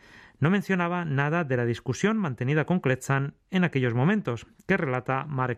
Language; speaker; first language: Spanish; native; Spanish